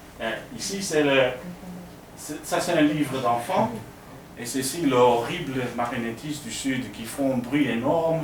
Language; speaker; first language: French; non-native, fluent; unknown